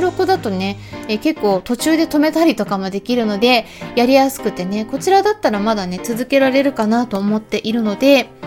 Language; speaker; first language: Japanese; native; Japanese